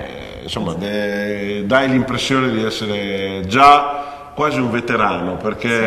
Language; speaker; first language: Italian; native; Italian